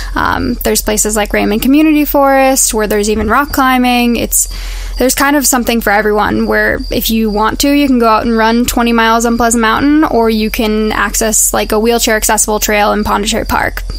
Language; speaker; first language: English; native; English